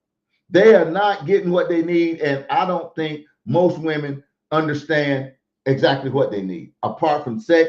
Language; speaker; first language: English; native; English